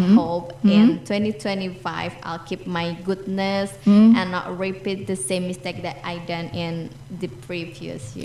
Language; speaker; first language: English; non-native, learner; Indonesian